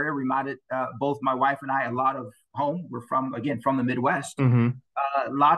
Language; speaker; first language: English; native; English